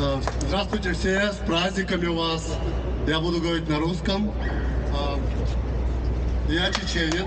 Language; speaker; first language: Russian; non-native, local second language; Chechen